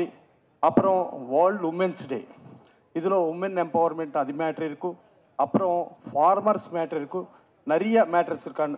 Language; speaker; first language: Tamil; non-native, local second language; Telugu